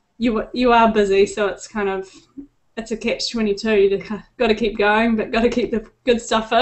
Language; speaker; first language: English; native; English